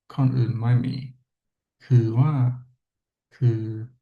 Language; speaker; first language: Thai; non-native, learner; English